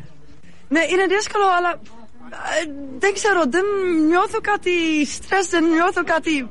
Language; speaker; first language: Greek; non-native, learner; Dutch